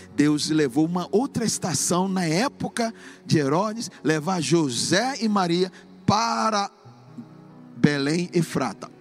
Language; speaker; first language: Portuguese; non-native, fluent; English